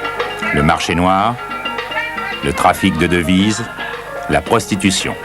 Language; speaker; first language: French; native; French